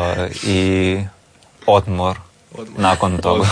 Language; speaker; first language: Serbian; non-native, learner; Russian